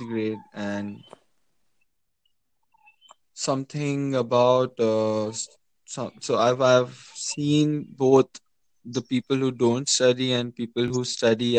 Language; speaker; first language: English; non-native, local second language; Hindi